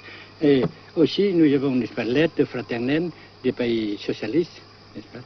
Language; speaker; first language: French; non-native, local second language; Vietnamese